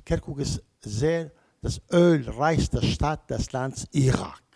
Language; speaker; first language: German; non-native, learner; Kurdish